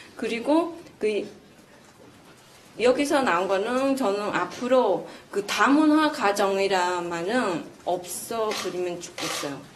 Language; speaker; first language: Korean; non-native, fluent; Vietnamese